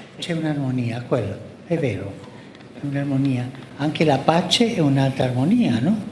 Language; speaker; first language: Italian; non-native, fluent; Spanish